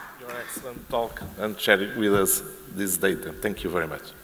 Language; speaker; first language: English; non-native, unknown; Portuguese